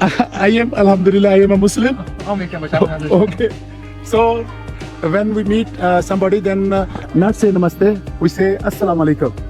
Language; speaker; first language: English; non-native, learner; Urdu